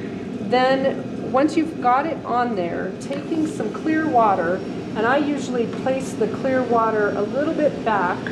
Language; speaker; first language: English; native; English